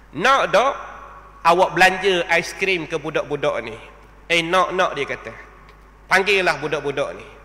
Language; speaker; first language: Malay; native; Malay